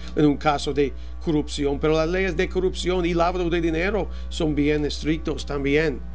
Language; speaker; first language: Spanish; non-native, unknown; English